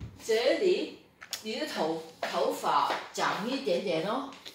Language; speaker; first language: Chinese; non-native, local second language; Cantonese